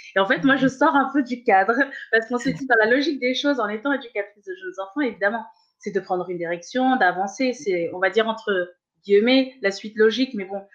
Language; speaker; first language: French; early bilingual, other home language; Kabuverdianu